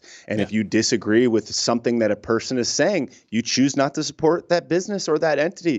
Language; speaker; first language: English; native; English